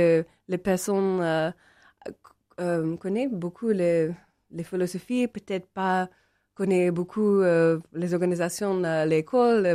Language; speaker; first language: French; non-native, learner; English